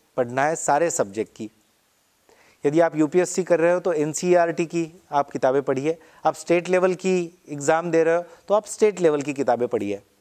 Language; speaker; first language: Hindi; non-native, local second language; Marathi